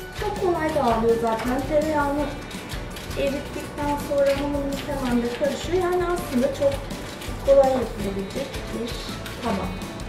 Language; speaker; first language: Turkish; early bilingual, heritage; Turkish